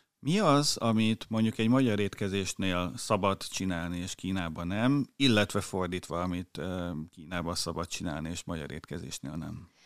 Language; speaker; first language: Hungarian; native; Hungarian